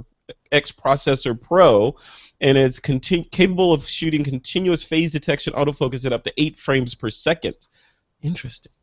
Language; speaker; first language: English; native; English